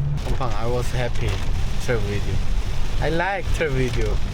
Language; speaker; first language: English; non-native, learner; Korean